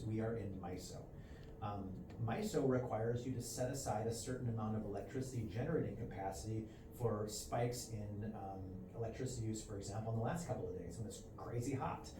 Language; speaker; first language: English; native; English